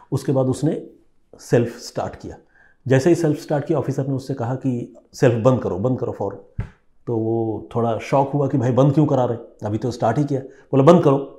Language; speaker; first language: Hindi; non-native, local second language; Bangla